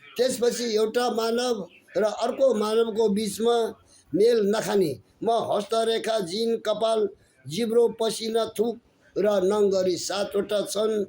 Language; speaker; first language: Nepali; non-native, local second language; Gurung